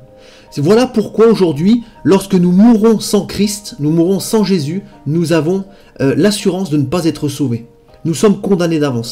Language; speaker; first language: French; native; French